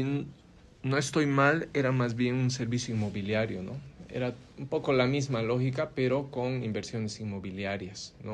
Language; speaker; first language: Spanish; native; Spanish